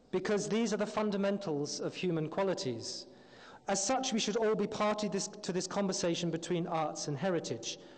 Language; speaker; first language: English; native; English